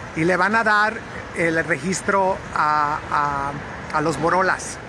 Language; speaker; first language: Spanish; native; Spanish